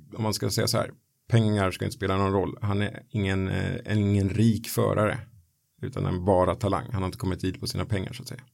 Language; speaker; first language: Swedish; native; Swedish